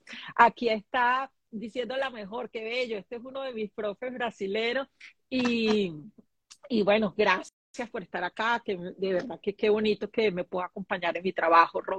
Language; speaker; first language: Spanish; native; Spanish